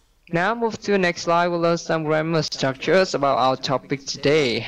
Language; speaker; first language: English; non-native, fluent; Vietnamese